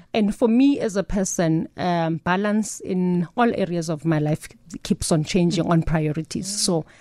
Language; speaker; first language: English; non-native, local second language; Northern Sotho